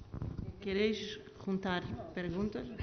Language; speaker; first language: Spanish; non-native, learner; Portuguese